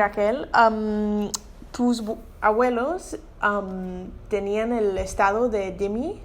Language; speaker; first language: Spanish; non-native, learner; English